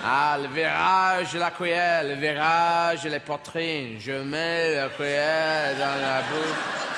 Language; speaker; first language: French; non-native, learner; English